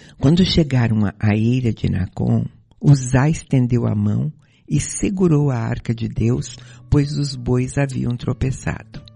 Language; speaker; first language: Portuguese; native; Portuguese